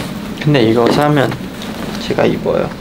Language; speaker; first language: Korean; non-native, fluent; Chinese